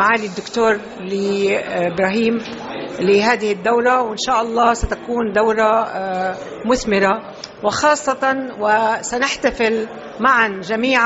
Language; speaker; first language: Arabic; native; Arabic